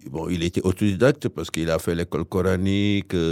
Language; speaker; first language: French; non-native, local second language; Wolof